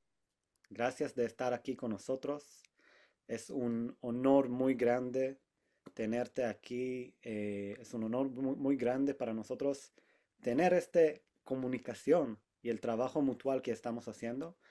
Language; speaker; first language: Spanish; non-native, fluent; Hebrew